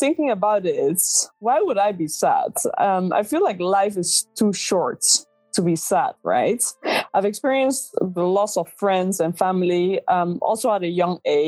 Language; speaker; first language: English; non-native, fluent; Dutch